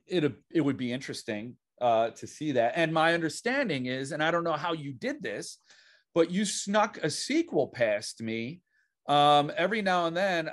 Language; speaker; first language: English; native; English